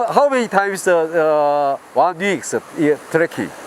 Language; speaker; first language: English; non-native, learner; Korean